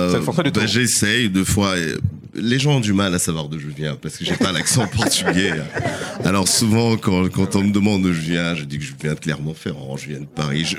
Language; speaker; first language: French; non-native, fluent; Portuguese